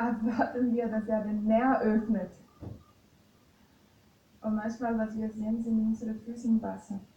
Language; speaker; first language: German; non-native, fluent; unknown